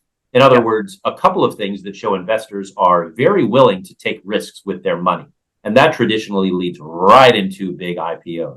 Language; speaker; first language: English; native; English